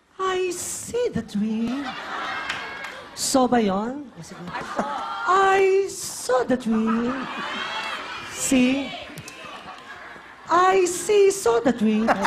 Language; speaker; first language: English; non-native, local second language; Filipino